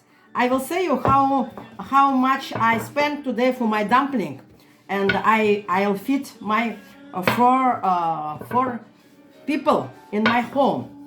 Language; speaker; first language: English; non-native, learner; Russian